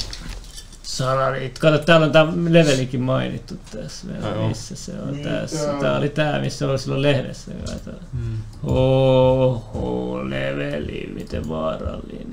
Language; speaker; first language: Finnish; native; Finnish